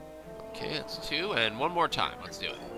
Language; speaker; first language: English; native; English